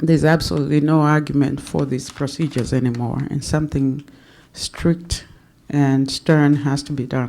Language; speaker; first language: English; non-native, local second language; Swahili